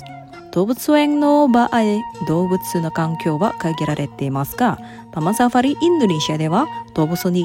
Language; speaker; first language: Japanese; non-native, fluent; Indonesian